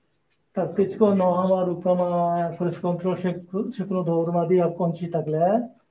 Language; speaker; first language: Czech; non-native, learner; Korean